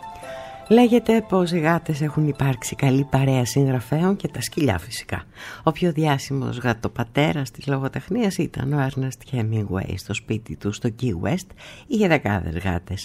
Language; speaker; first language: Greek; native; Greek